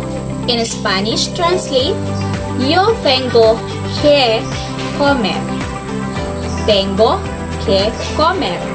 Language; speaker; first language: Spanish; non-native, learner; Filipino